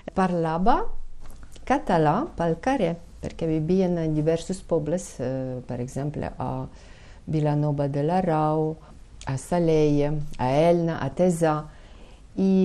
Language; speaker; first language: Catalan; non-native, fluent; Ukrainian